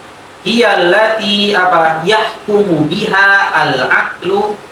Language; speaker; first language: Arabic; non-native, fluent; Indonesian